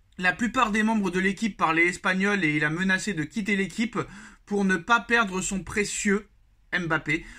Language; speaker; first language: French; native; French